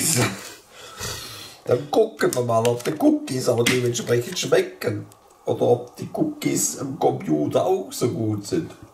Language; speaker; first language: German; native; German